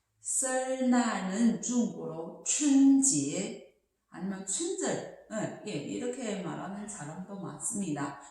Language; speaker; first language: Korean; non-native, fluent; Chinese